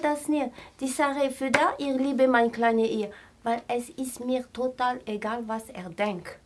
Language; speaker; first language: German; non-native, fluent; French